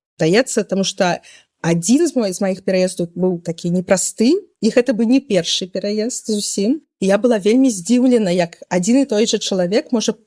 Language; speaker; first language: Belarusian; native; Belarusian